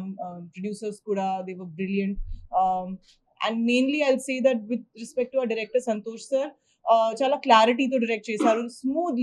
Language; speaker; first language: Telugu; non-native, learner; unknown